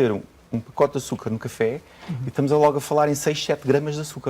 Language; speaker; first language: Portuguese; native; Portuguese